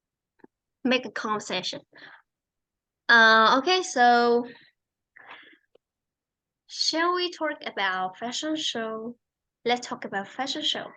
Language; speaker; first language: English; non-native, fluent; Vietnamese